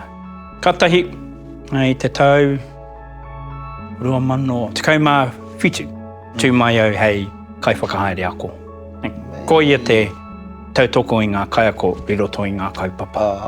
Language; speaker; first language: Māori; non-native, local second language; English